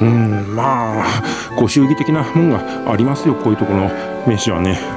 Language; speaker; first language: Japanese; native; Japanese